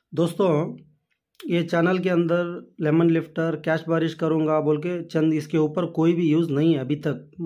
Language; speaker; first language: Hindi; non-native, local second language; Kannada